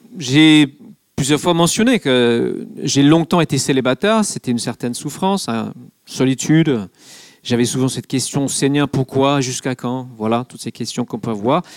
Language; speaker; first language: French; non-native, fluent; English